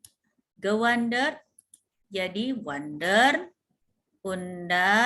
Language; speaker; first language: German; non-native, fluent; Indonesian